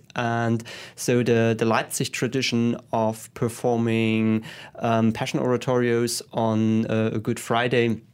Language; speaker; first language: English; non-native, fluent; German